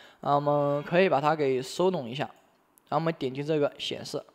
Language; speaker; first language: Chinese; native; Chinese